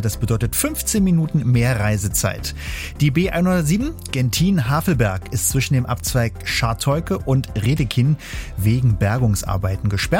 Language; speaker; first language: German; native; German